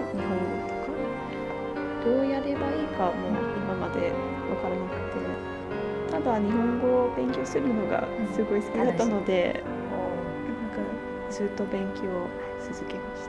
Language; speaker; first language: Japanese; non-native, fluent; English